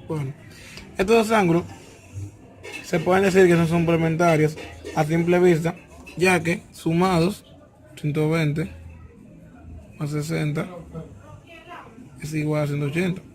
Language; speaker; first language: Spanish; native; Spanish